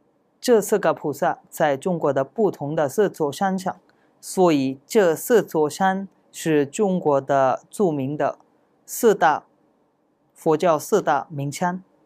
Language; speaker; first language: Chinese; non-native, fluent; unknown